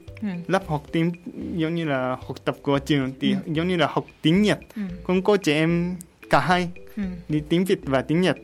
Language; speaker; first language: Vietnamese; non-native, learner; Japanese